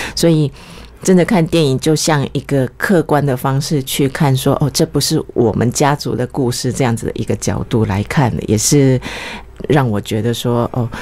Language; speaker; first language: Chinese; early bilingual, other home language; Japanese